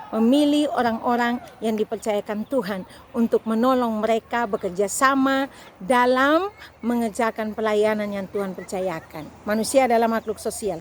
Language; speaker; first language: Indonesian; native; Indonesian